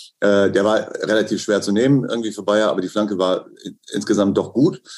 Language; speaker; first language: German; native; German